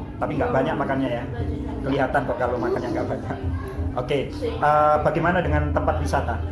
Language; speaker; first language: Indonesian; native; Indonesian